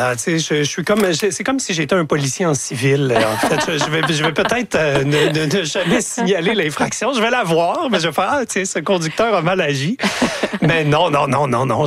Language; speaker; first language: French; native; French